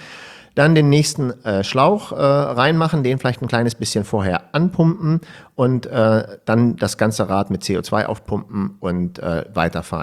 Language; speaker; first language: German; native; German